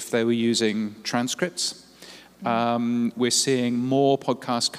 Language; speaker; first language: English; native; English